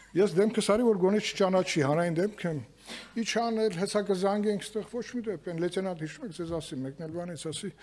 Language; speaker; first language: Armenian; native; Armenian